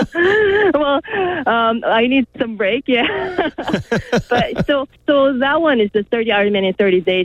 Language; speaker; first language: English; non-native, local second language; Filipino